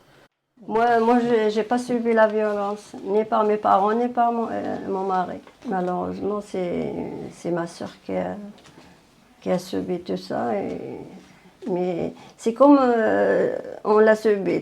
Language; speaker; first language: French; non-native, fluent; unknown